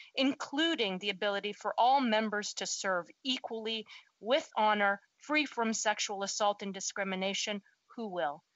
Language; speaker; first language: English; native; English